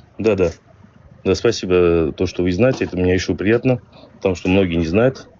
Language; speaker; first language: Russian; non-native, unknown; Kurdish